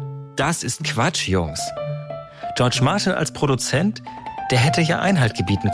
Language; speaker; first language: German; native; German